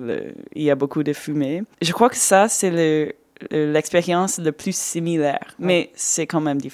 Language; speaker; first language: French; non-native, fluent; English